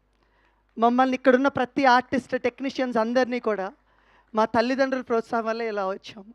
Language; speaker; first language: Telugu; native; Telugu